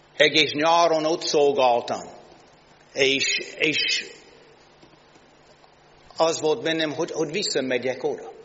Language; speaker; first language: Hungarian; non-native, learner; English